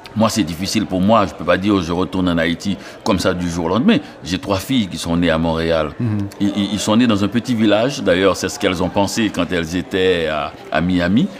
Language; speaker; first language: French; non-native, local second language; Haitian Creole